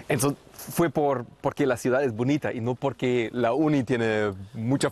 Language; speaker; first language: Spanish; non-native, fluent; German